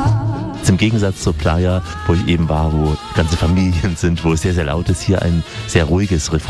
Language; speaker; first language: German; native; German